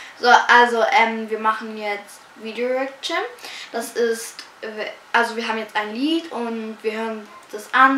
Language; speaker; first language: German; early bilingual, other home language; Arabic